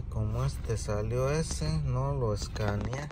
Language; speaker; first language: Spanish; native; Spanish